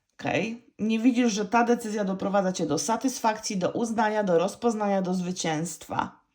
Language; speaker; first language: Polish; native; Polish